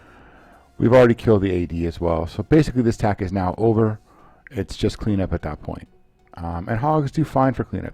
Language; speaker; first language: English; native; English